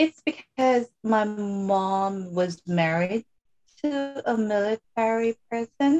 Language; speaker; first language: English; non-native, local second language; Iloko